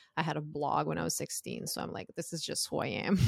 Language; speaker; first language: English; non-native, fluent; Croatian